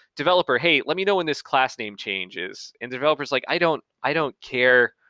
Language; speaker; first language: English; native; English